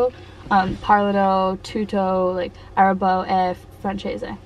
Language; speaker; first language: Italian; non-native, learner; English